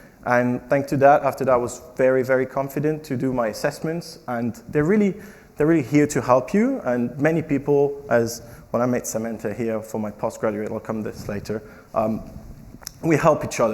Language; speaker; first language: English; non-native, fluent; French